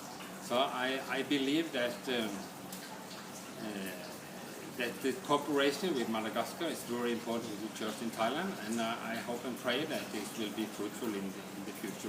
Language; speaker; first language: English; non-native, fluent; Norwegian